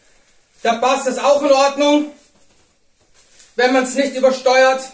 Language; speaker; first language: German; native; German